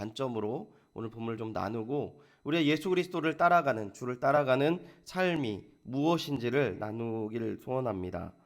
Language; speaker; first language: Korean; native; Korean